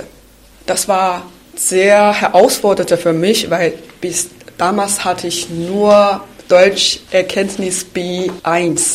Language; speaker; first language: German; non-native, fluent; Chinese